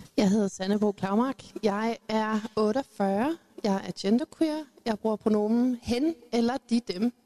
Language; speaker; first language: Danish; early bilingual, other home language; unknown